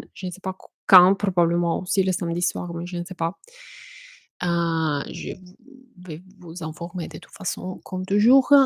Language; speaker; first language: French; non-native, fluent; Italian